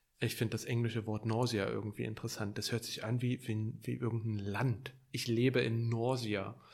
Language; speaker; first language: German; native; German